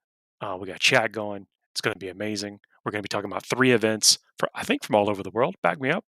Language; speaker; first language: English; native; English